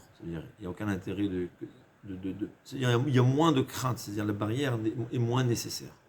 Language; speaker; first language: French; native; French